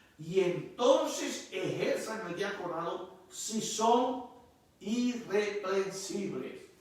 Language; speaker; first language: Spanish; native; Spanish